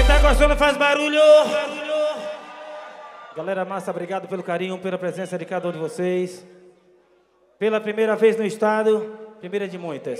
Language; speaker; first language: Portuguese; native; Portuguese